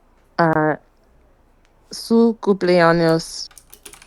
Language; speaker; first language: Spanish; non-native, learner; English